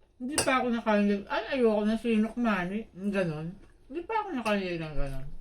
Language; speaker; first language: Filipino; native; Filipino